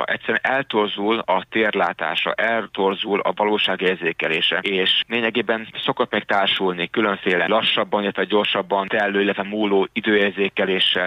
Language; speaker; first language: Hungarian; native; Hungarian